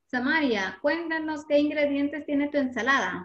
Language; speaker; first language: Spanish; native; Spanish